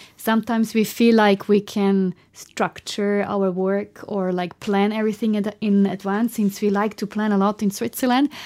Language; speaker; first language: English; non-native, fluent; German